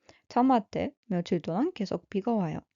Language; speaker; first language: Korean; non-native, fluent; Russian